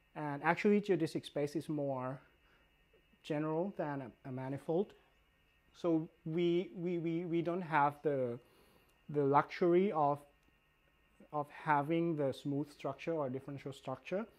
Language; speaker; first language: English; non-native, fluent; Thai